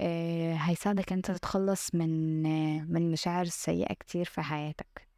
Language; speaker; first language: Arabic; native; Arabic